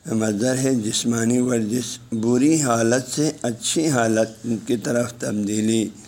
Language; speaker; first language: Urdu; non-native, local second language; Balti